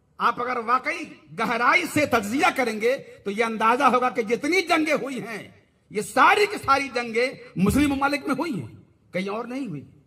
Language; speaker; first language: Urdu; native; Urdu